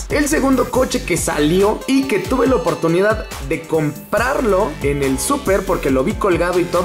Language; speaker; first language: Spanish; native; Spanish